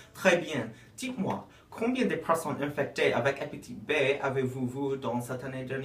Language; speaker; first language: French; non-native, learner; English